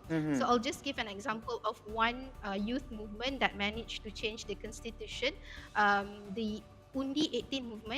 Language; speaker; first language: English; non-native, fluent; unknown